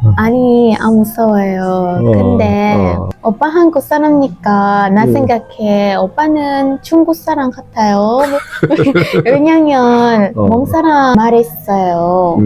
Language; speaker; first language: Korean; non-native, learner; Hmong